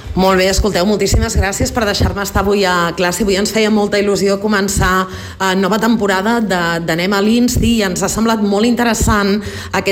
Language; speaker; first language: Catalan; native; Catalan